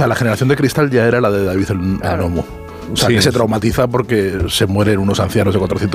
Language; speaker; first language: Spanish; native; Spanish